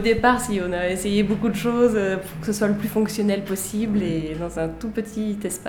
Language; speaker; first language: French; native; French